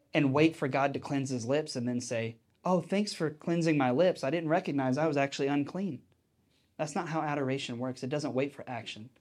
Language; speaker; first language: English; native; English